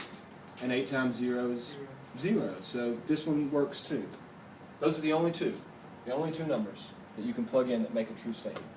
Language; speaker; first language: English; native; English